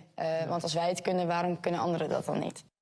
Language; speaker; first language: Dutch; native; Dutch